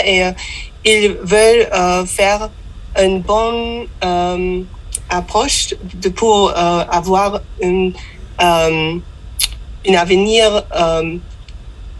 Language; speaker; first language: French; non-native, learner; German